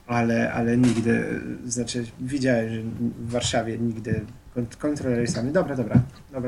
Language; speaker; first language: Polish; non-native, fluent; Slovenian